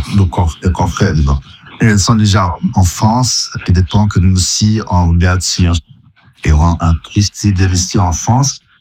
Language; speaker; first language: French; non-native, fluent; German